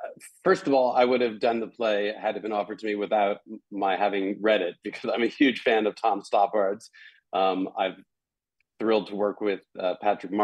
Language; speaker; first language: English; native; English